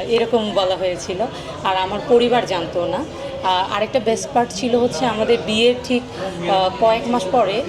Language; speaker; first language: Bangla; non-native, local second language; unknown